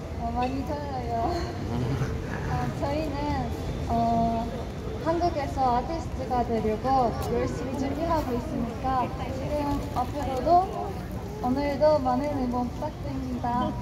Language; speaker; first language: Korean; non-native, fluent; Japanese